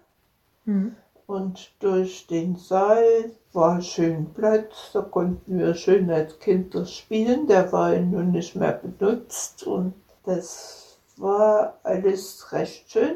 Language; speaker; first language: German; native; German